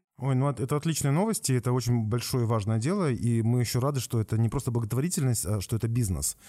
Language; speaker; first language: Russian; native; Russian